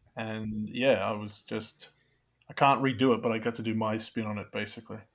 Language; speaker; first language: English; native; English